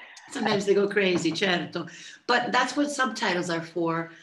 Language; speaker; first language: English; native; English